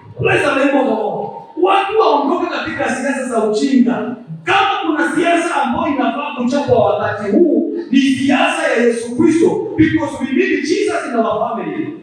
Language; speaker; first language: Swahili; non-native, local second language; Kikuyu